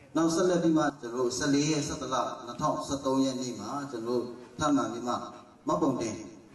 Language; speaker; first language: Burmese; non-native, local second language; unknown